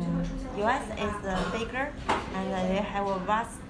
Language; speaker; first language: English; non-native, learner; Chinese